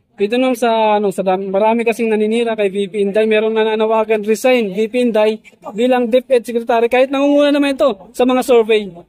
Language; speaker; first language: Filipino; native; Filipino